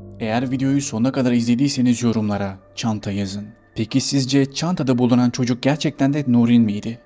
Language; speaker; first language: Turkish; native; Turkish